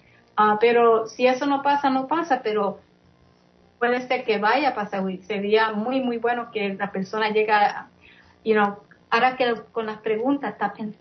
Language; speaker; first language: Spanish; early bilingual, heritage; English